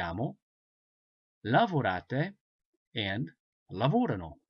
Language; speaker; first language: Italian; non-native, fluent; English